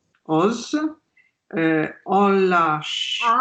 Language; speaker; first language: Hungarian; non-native, learner; French